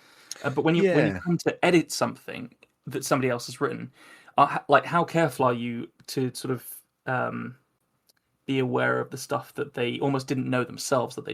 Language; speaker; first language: English; native; English